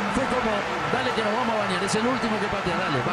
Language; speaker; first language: Spanish; native; Spanish